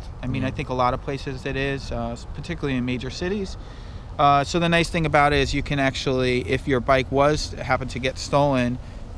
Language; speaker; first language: English; native; English